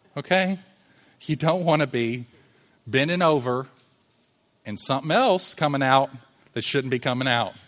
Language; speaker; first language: English; native; English